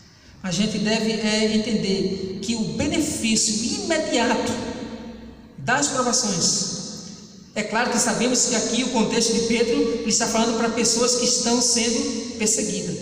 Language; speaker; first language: Portuguese; native; Portuguese